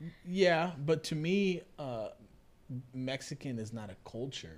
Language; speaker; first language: English; early bilingual, other home language; Spanish